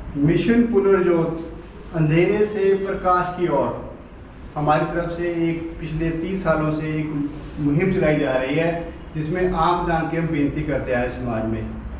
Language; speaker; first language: Hindi; non-native, local second language; Punjabi